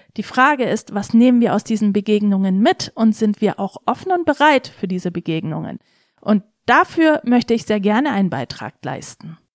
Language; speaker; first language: German; early bilingual, other home language; Turkish